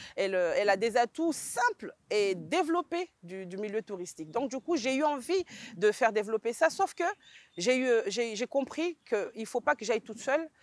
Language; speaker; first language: French; native; French